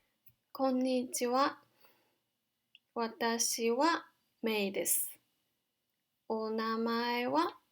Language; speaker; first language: Japanese; non-native, fluent; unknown